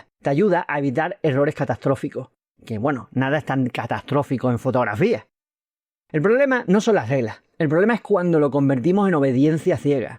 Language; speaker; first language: Spanish; native; Spanish